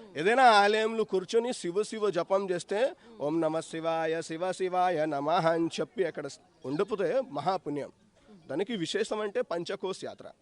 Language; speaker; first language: Telugu; non-native, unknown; Hindi